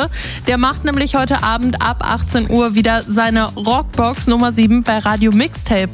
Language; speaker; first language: German; native; German